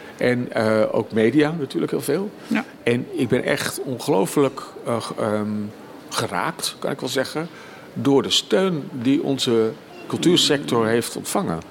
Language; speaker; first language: Dutch; native; Dutch